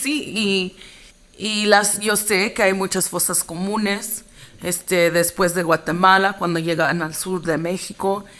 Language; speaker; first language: Spanish; early bilingual, heritage; Spanish